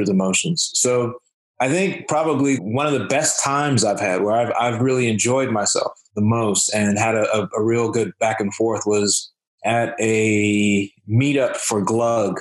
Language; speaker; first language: English; native; English